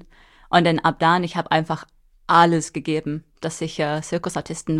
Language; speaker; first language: German; non-native, fluent; English